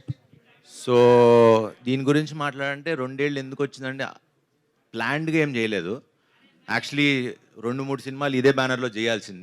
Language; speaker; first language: Telugu; native; Telugu